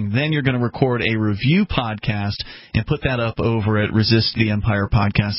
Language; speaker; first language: English; native; English